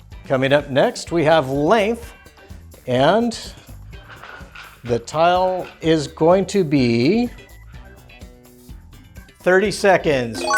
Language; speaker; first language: English; native; English